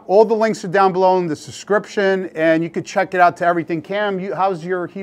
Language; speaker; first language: English; native; English